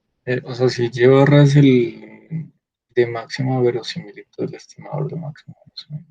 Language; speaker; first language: Spanish; native; Spanish